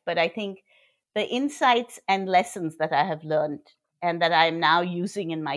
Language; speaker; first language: English; non-native, local second language; Bangla